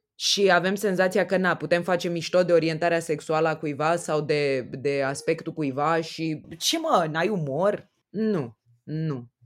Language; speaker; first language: Romanian; native; Romanian